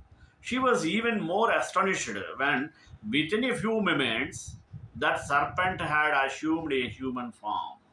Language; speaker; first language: English; non-native, local second language; Telugu